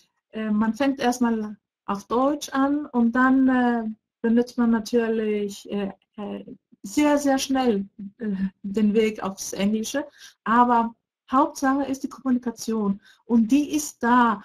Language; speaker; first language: German; non-native, fluent; Greek